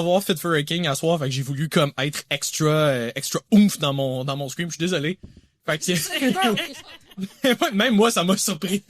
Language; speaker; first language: French; native; French